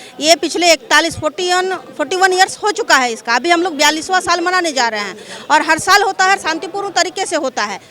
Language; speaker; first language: Hindi; non-native, local second language; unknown